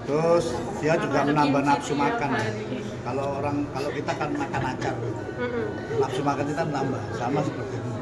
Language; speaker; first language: Indonesian; native; Indonesian